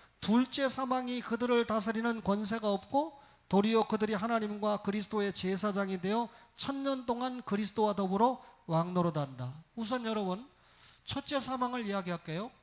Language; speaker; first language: Korean; native; Korean